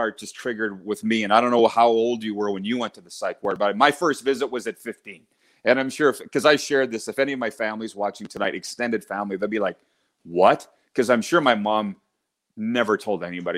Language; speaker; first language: English; native; English